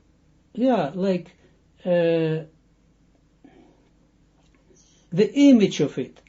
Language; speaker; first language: English; non-native, fluent; Dutch